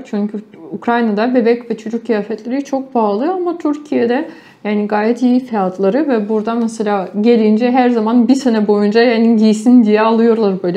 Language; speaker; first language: Turkish; non-native, fluent; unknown